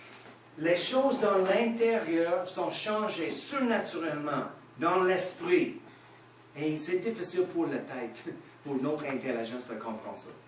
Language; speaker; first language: French; non-native, fluent; English